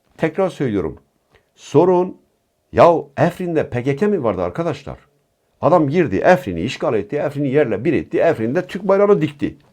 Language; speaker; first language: Turkish; non-native, local second language; Kurdish